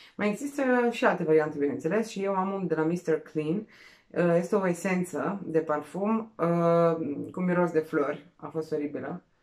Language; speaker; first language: Romanian; non-native, local second language; Serbian